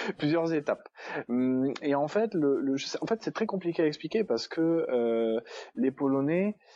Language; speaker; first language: French; native; French